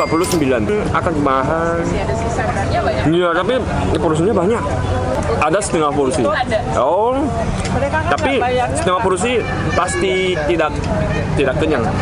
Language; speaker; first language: Indonesian; non-native, learner; Korean